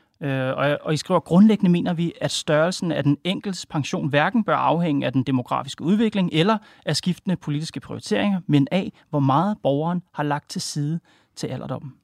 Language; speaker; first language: Danish; native; Danish